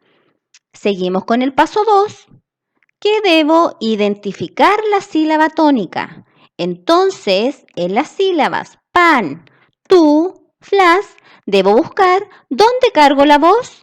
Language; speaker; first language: Spanish; native; Spanish